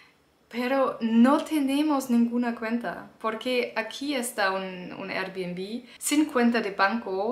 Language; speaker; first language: Spanish; non-native, learner; German